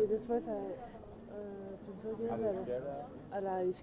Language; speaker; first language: Spanish; non-native, learner; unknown